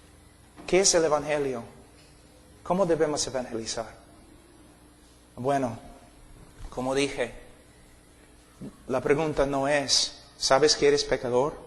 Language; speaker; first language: Spanish; non-native, fluent; English